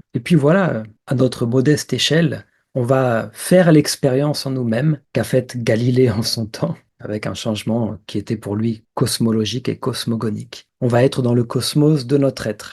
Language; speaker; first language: French; native; French